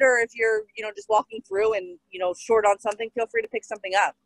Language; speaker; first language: English; native; English